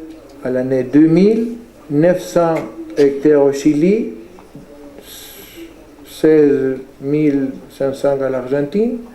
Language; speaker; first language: French; non-native, fluent; Spanish